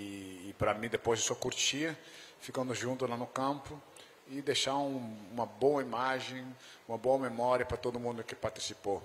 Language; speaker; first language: Portuguese; non-native, fluent; Dutch